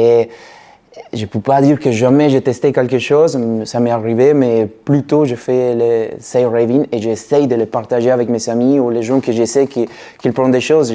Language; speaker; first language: French; non-native, fluent; Spanish